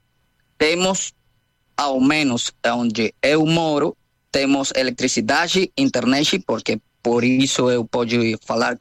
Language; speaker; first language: Portuguese; non-native, learner; Spanish